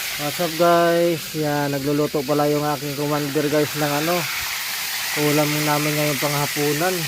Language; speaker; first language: Filipino; native; Filipino